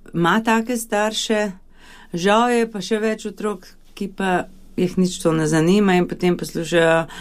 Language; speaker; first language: Slovenian; early bilingual, other home language; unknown